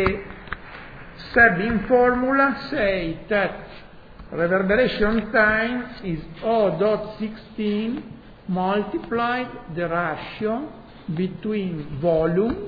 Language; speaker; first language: English; non-native, fluent; Italian